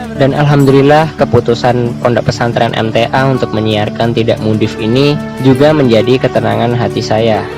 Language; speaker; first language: Indonesian; native; Indonesian